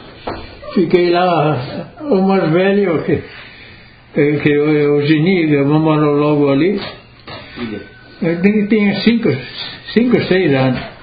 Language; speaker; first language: Portuguese; non-native, local second language; Italian